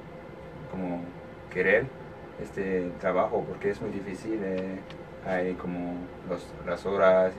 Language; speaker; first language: Spanish; non-native, learner; French